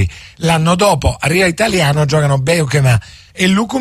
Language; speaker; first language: Italian; native; Italian